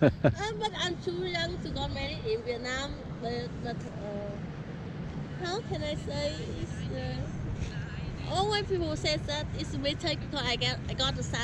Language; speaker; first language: English; non-native, learner; Vietnamese